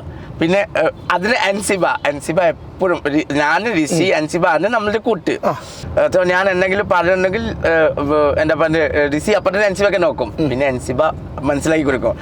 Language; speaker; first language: Malayalam; non-native, local second language; Assamese